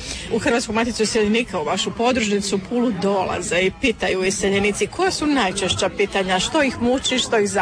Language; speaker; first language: Serbian; native; Serbian